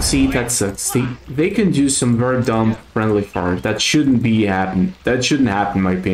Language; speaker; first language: English; non-native, fluent; Portuguese